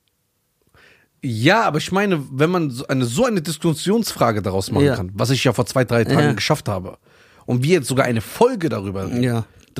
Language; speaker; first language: German; early bilingual, other home language; Persian